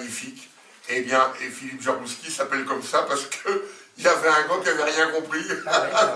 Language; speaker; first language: French; native; French